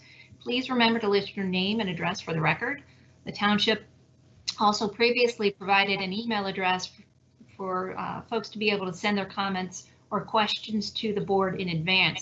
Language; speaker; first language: English; native; English